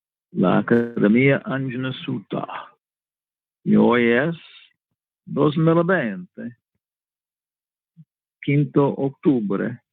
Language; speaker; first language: Spanish; non-native, learner; English